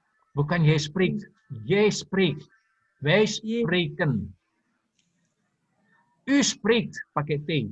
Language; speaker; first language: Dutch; non-native, fluent; Indonesian